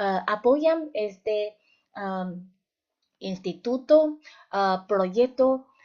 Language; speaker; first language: Spanish; non-native, fluent; Chinese